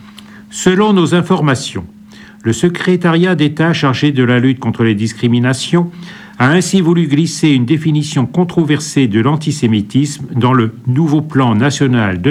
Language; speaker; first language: French; native; French